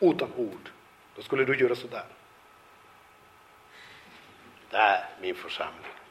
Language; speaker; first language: Swedish; non-native, fluent; Spanish